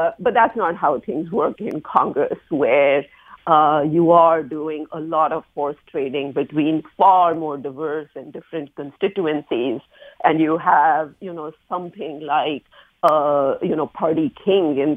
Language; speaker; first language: English; non-native, local second language; Hindi